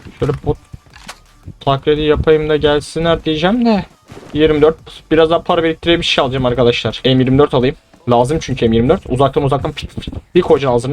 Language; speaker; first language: Turkish; native; Turkish